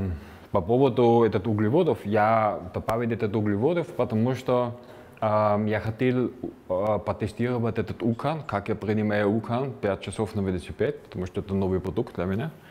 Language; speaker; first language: Russian; non-native, fluent; German